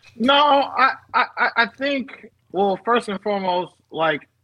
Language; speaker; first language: English; native; English